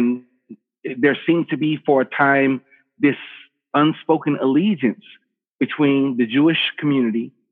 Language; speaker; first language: English; native; English